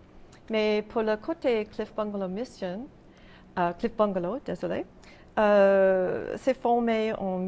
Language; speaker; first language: French; non-native, local second language; English